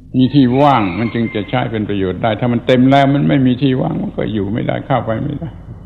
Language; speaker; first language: Thai; native; Thai